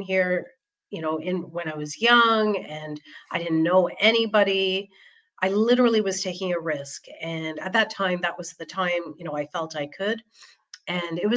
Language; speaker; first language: English; native; English